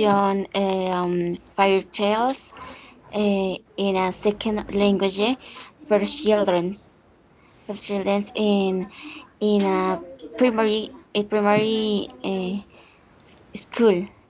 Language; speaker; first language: English; non-native, learner; Spanish